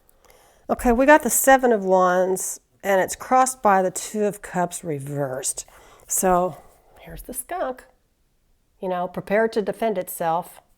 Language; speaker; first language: English; native; English